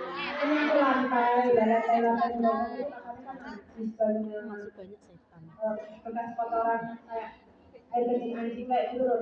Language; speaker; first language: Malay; non-native, local second language; Javanese